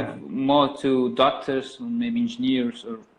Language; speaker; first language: English; non-native, learner; Kurdish